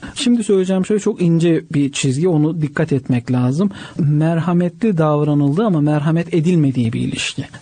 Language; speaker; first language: Turkish; native; Turkish